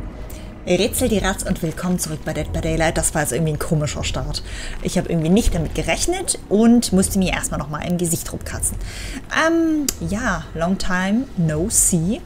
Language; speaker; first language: German; native; German